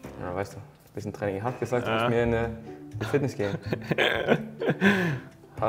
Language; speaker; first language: German; non-native, learner; Danish